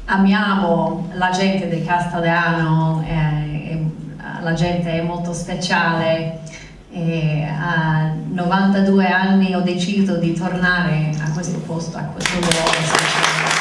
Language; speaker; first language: Italian; non-native, fluent; English